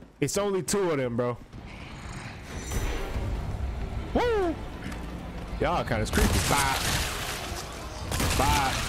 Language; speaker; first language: English; native; English